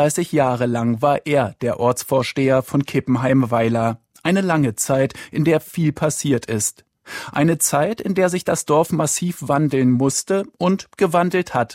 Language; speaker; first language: German; native; German